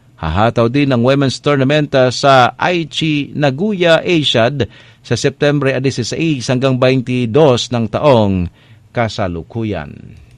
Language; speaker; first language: Filipino; non-native, local second language; Cebuano